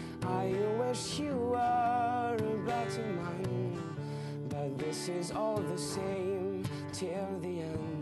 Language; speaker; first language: English; non-native, learner; French